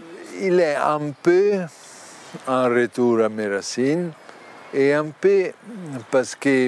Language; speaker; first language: French; non-native, learner; Italian